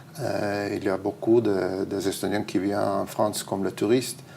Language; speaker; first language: French; non-native, fluent; Estonian